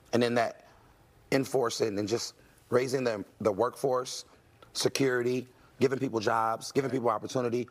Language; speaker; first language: English; native; English